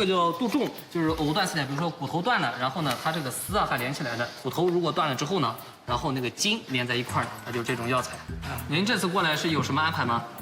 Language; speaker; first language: Chinese; native; Chinese